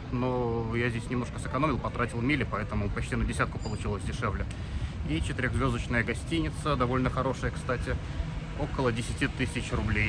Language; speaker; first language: Russian; native; Russian